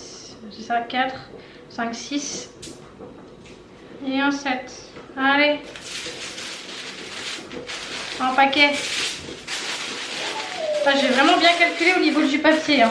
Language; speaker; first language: French; native; French